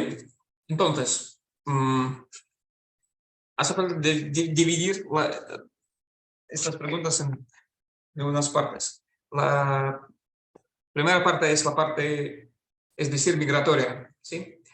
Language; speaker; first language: Spanish; non-native, fluent; Russian